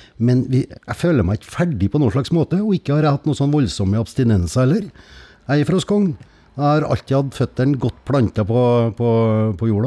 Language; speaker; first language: Norwegian; native; Norwegian